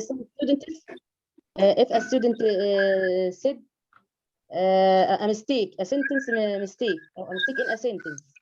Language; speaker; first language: English; non-native, learner; Arabic